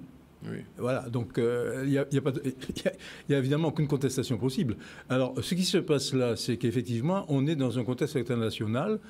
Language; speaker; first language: French; native; French